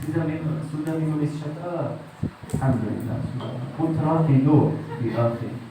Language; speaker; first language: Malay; non-native, learner; Arabic